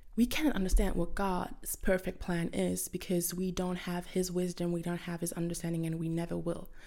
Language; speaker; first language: English; non-native, fluent; German